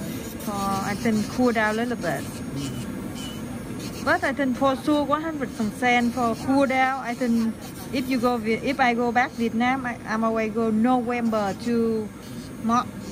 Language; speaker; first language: English; non-native, learner; Vietnamese